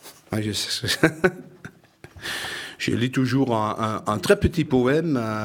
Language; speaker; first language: French; non-native, fluent; Dutch